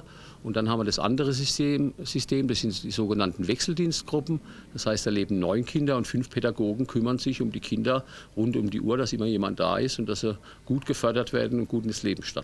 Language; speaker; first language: German; native; German